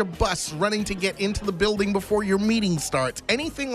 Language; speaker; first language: English; native; English